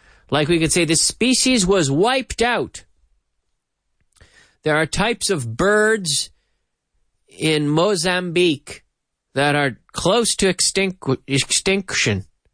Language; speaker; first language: English; native; English